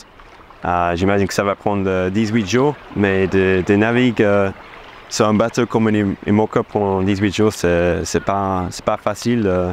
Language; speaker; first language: French; non-native, fluent; English